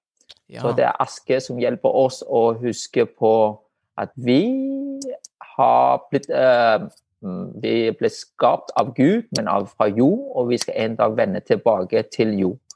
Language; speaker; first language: Norwegian; non-native, fluent; Vietnamese